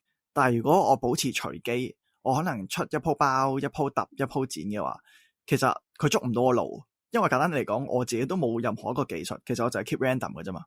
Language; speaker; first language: Cantonese; native; Cantonese